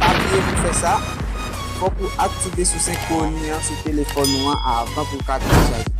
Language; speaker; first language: French; non-native, learner; Haitian Creole